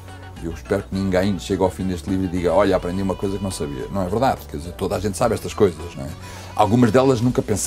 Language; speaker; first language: Portuguese; native; Portuguese